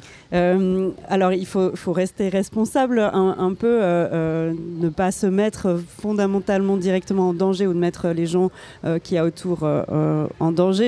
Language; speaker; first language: French; native; French